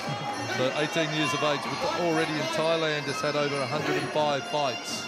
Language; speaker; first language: English; native; English